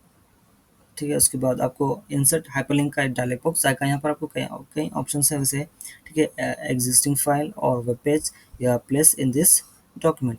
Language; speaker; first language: Hindi; native; Hindi